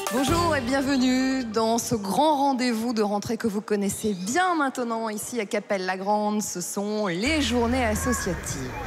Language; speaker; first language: French; native; French